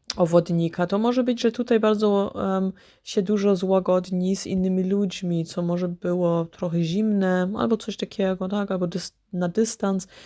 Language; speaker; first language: Polish; early bilingual, heritage; Polish